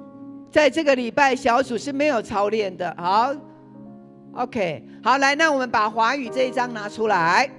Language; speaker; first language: Chinese; native; Chinese